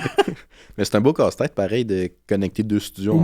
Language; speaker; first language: French; native; French